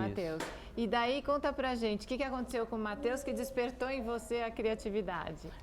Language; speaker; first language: Portuguese; native; Portuguese